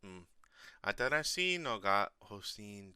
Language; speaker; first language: Japanese; non-native, learner; English